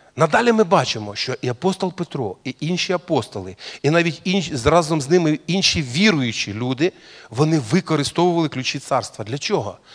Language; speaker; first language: Ukrainian; non-native, local second language; Russian